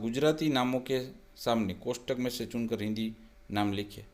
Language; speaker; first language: Hindi; non-native, local second language; Gujarati